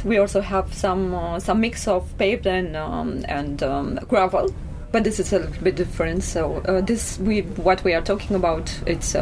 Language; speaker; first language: English; non-native, fluent; Romanian